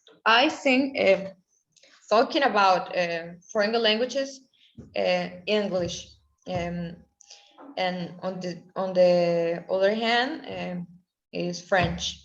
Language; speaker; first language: English; non-native, learner; Spanish